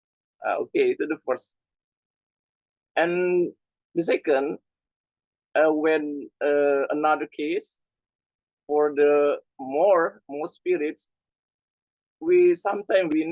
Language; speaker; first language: English; non-native, learner; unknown